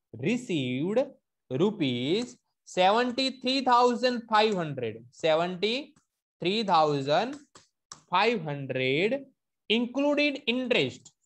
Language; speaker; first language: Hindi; non-native, local second language; Gujarati